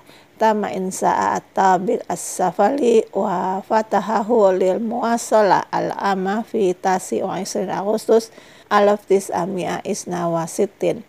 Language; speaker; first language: Arabic; non-native, learner; Indonesian